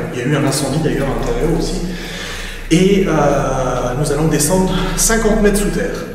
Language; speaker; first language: French; native; French